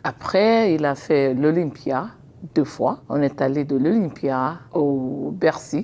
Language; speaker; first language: French; non-native, fluent; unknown